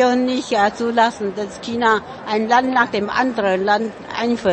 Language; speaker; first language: German; non-native, fluent; Min Nan Chinese